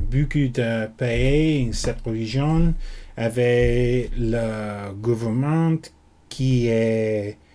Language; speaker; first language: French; non-native, learner; English